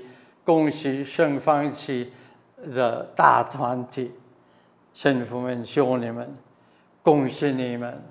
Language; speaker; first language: Chinese; non-native, fluent; German